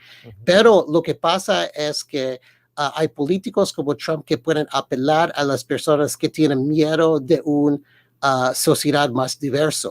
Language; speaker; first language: Spanish; early bilingual, heritage; Spanish